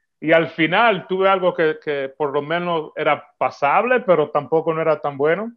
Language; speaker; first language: Spanish; early bilingual, heritage; Spanish